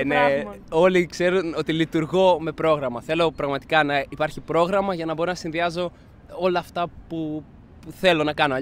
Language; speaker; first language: Greek; native; Greek